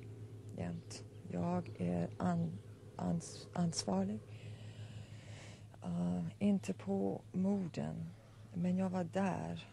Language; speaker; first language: Swedish; early bilingual, heritage; Swedish